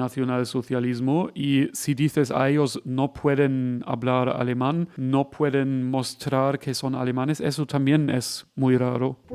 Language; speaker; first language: Spanish; non-native, fluent; German